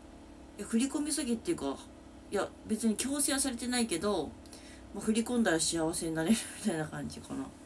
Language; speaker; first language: Japanese; native; Japanese